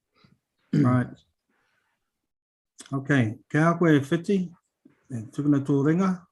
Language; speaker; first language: Māori; non-native, local second language; English